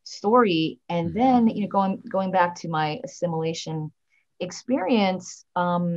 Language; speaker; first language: English; native; English